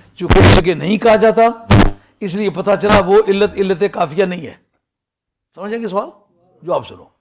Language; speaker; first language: Urdu; non-native, local second language; Punjabi